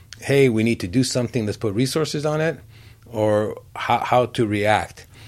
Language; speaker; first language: English; native; English